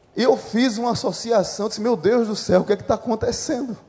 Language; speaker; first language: Portuguese; native; Portuguese